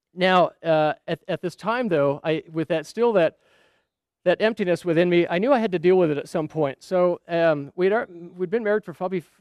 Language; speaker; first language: English; native; English